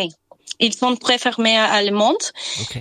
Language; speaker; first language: French; non-native, learner; Spanish